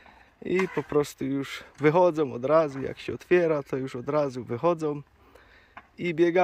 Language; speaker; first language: Polish; native; Polish